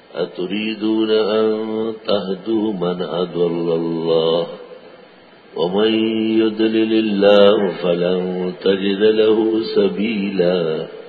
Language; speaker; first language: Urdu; non-native, local second language; Pashto